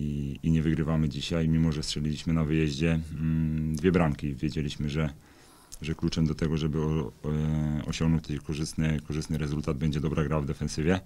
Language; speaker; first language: Polish; native; Polish